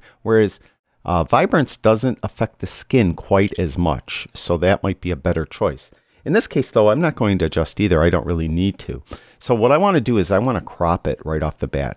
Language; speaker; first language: English; native; English